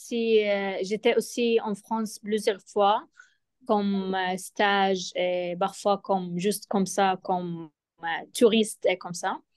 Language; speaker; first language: French; non-native, learner; Arabic